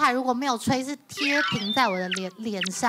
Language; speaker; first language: Chinese; native; Chinese